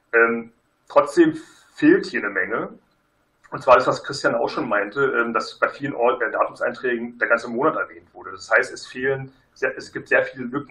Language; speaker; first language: German; native; German